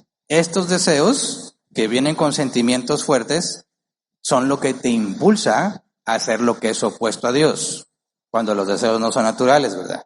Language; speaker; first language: Spanish; native; Spanish